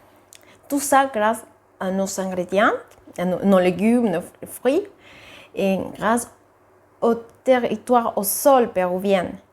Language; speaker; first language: French; non-native, fluent; Spanish